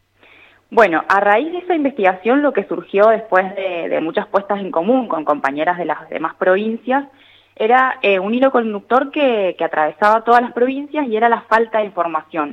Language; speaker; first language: Spanish; native; Spanish